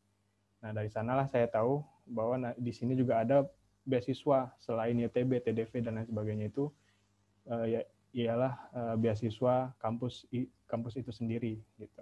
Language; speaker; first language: Indonesian; native; Indonesian